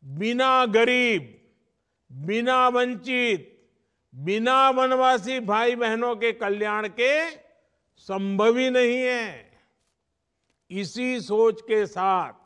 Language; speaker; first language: Hindi; non-native, local second language; Gujarati